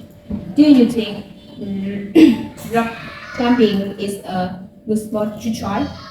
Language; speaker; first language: English; non-native, learner; Vietnamese